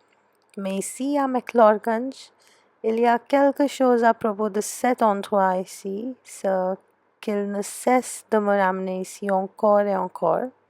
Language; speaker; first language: French; non-native, fluent; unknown